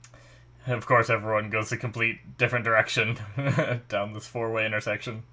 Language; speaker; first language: English; native; English